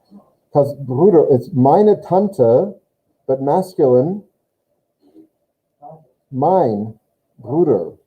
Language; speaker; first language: German; non-native, learner; English